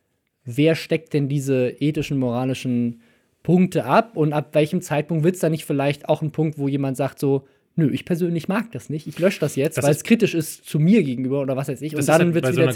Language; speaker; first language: German; native; German